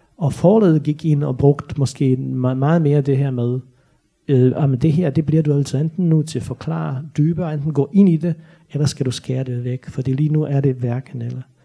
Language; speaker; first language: Danish; non-native, fluent; Bosnian